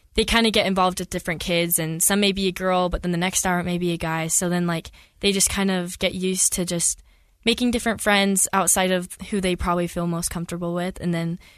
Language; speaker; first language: English; native; English